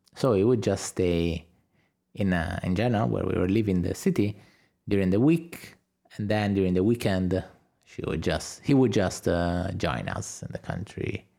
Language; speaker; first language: English; non-native, fluent; Italian